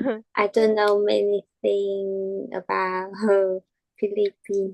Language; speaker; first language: English; non-native, learner; Vietnamese